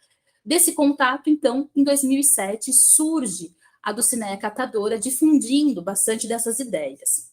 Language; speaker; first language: Portuguese; native; Portuguese